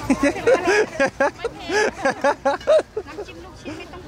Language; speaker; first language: Thai; native; Thai